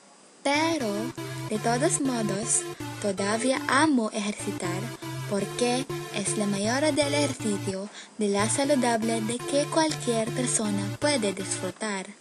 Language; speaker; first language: Spanish; non-native, learner; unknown